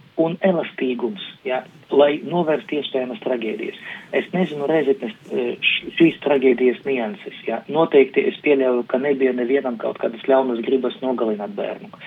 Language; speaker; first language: Latvian; non-native, local second language; Russian